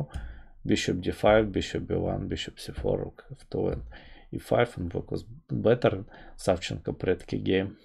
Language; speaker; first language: English; non-native, fluent; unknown